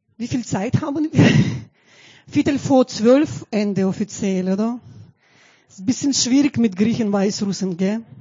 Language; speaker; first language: German; non-native, fluent; Russian